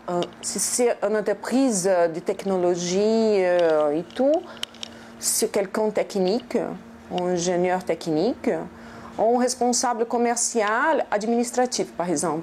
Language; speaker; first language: French; non-native, fluent; Portuguese